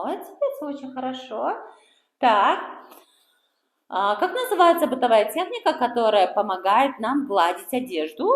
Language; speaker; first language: Russian; non-native, local second language; Kara-Kalpak